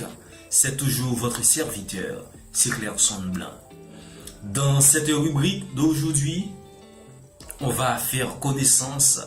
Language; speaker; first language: French; non-native, local second language; Haitian Creole